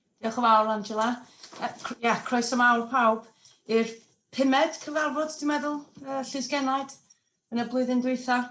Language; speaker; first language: Welsh; non-native, local second language; English